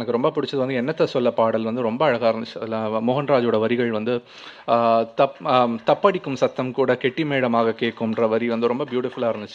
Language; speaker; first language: Tamil; native; Tamil